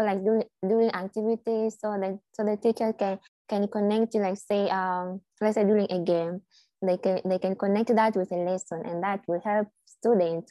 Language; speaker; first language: English; non-native, local second language; Swahili